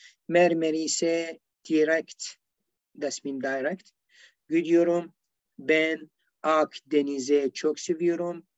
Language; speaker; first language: Turkish; non-native, learner; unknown